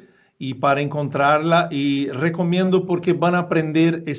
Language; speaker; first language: Spanish; non-native, fluent; Portuguese